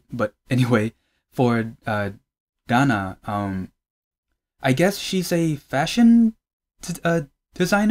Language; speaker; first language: English; native; English